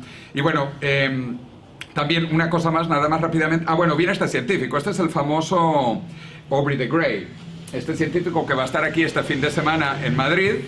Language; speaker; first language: Spanish; native; Spanish